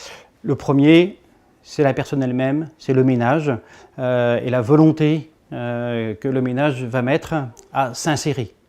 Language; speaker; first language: French; native; French